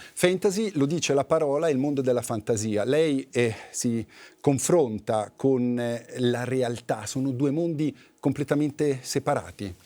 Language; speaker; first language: Italian; native; Italian